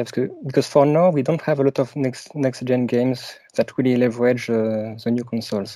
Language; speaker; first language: English; non-native, fluent; French